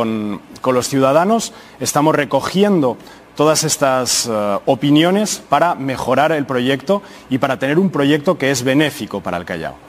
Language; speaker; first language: Spanish; native; Spanish